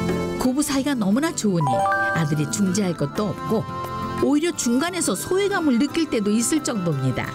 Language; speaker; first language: Korean; native; Korean